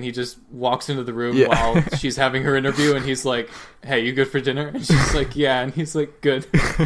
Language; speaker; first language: English; native; English